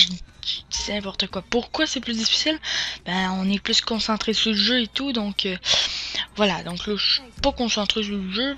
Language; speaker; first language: French; native; French